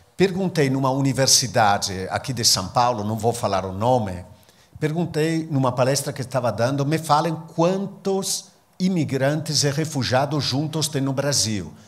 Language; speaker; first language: Portuguese; non-native, fluent; Italian